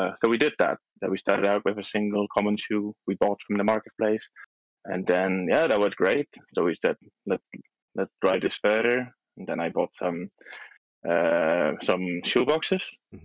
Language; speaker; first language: English; non-native, fluent; Dutch